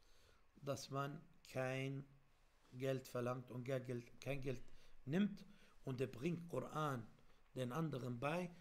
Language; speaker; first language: German; non-native, fluent; Arabic